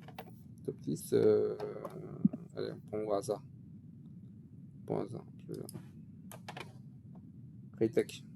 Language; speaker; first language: French; native; French